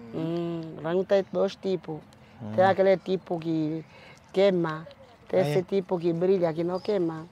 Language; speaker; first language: Portuguese; non-native, local second language; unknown